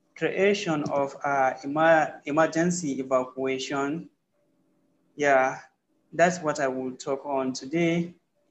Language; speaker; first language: English; non-native, local second language; Hausa